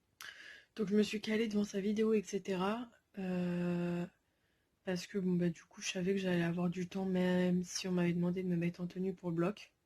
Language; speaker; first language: French; native; French